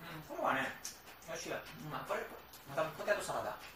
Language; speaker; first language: Japanese; non-native, learner; Nepali